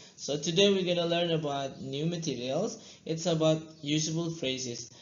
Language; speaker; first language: English; non-native, fluent; Indonesian